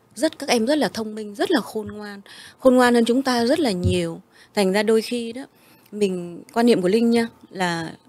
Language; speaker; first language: Vietnamese; early bilingual, heritage; Vietnamese